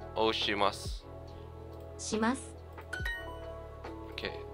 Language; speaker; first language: Japanese; non-native, learner; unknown